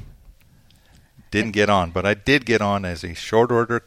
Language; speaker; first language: English; non-native, fluent; Cree